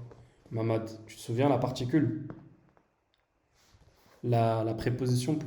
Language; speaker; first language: French; native; French